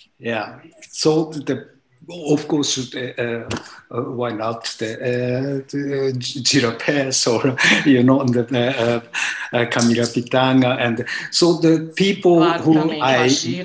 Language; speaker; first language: English; non-native, learner; Japanese